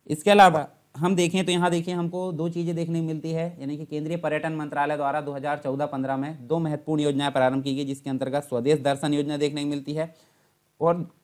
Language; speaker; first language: Hindi; native; Hindi